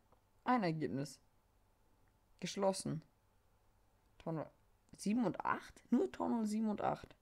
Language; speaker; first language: German; native; German